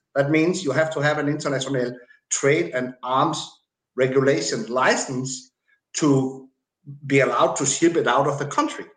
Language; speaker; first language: English; non-native, fluent; Danish